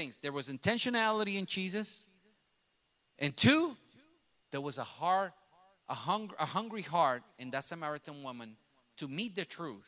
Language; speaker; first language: English; early bilingual, other home language; Spanish